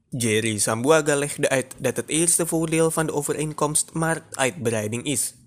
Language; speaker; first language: Dutch; non-native, fluent; Indonesian